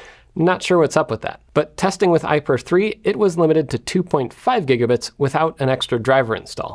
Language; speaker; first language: English; native; English